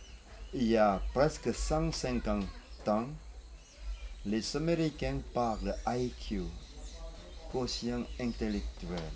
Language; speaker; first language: French; non-native, fluent; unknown